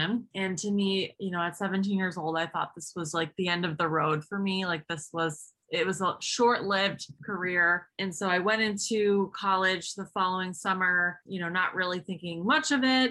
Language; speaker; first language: English; native; English